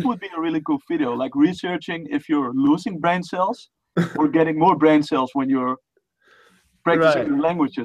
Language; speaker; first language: English; non-native, fluent; Dutch